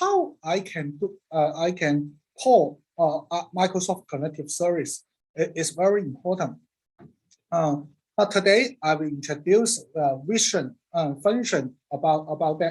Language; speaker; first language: English; non-native, learner; Cantonese